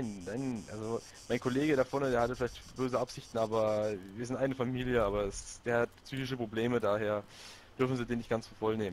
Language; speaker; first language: German; native; German